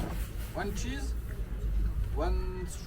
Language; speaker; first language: English; non-native, learner; French